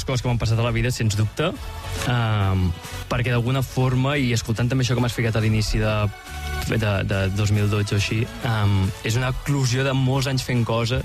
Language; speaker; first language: Catalan; native; Catalan